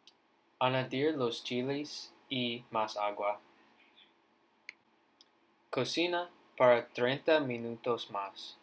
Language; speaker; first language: Spanish; non-native, learner; English